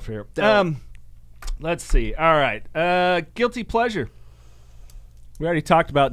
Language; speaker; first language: English; native; English